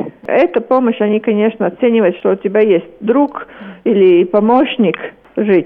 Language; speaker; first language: Russian; non-native, local second language; Latvian